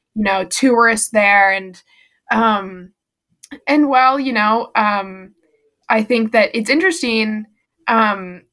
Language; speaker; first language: English; native; English